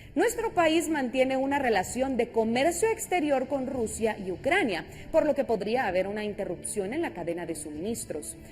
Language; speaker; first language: Spanish; native; Spanish